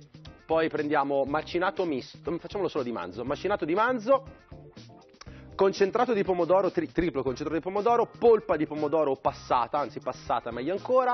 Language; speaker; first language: Italian; native; Italian